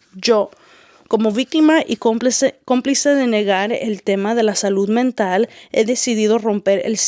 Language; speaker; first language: Spanish; early bilingual, heritage; Spanish